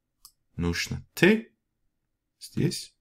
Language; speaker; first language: Russian; non-native, learner; Danish